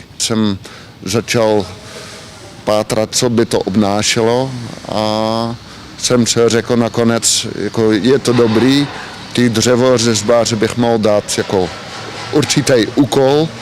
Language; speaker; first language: Czech; non-native, learner; Dutch